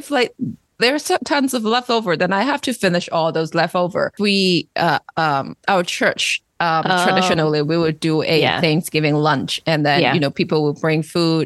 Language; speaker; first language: English; non-native, local second language; Cantonese